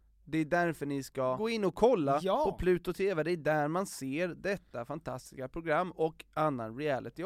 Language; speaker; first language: Swedish; native; Swedish